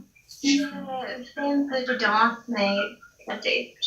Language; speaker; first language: French; non-native, learner; English